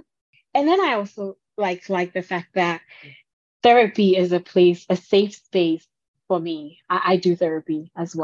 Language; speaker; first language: English; non-native, local second language; Akan